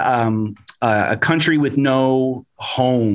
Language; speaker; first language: English; native; English